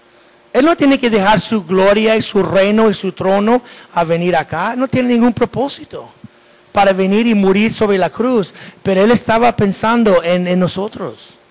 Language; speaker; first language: Spanish; non-native, fluent; English